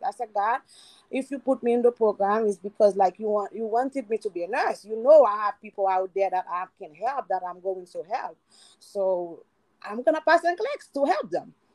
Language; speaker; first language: English; non-native, fluent; Haitian Creole